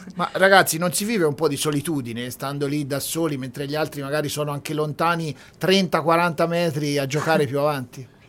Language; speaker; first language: Italian; native; Italian